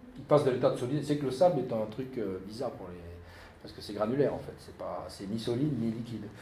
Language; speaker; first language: French; native; French